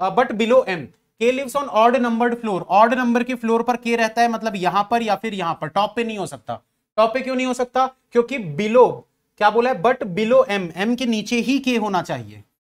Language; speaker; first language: Hindi; native; Hindi